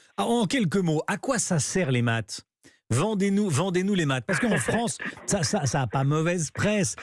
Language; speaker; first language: French; native; French